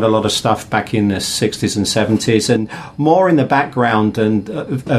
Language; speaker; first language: English; native; English